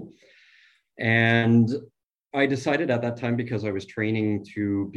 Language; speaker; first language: English; native; English